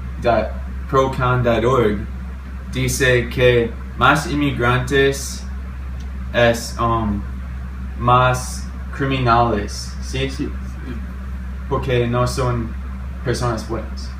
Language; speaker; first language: Spanish; non-native, learner; English